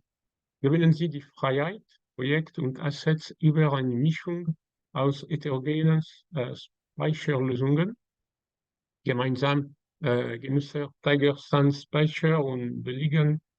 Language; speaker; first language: German; non-native, learner; French